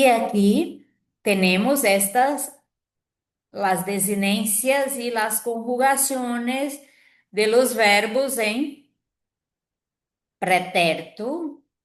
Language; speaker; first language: Spanish; non-native, fluent; Portuguese